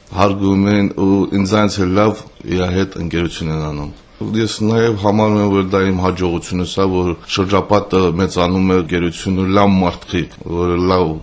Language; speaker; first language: Armenian; native; Armenian